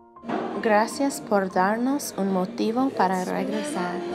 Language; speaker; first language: Spanish; non-native, fluent; English